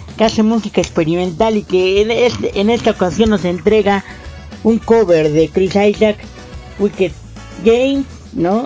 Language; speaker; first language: Spanish; native; Spanish